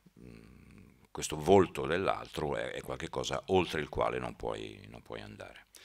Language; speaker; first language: Italian; native; Italian